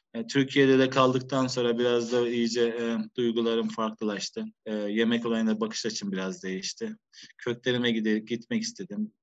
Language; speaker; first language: Turkish; native; Turkish